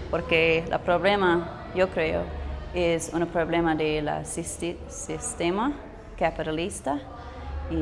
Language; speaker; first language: Spanish; non-native, learner; English